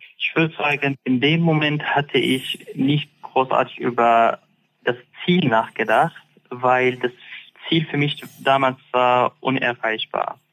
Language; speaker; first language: German; non-native, fluent; Arabic